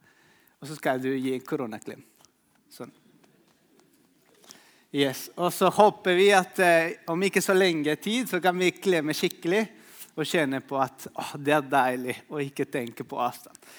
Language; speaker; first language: Norwegian; non-native, fluent; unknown